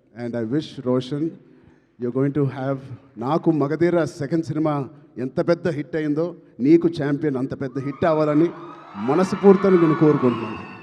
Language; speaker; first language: Telugu; native; Telugu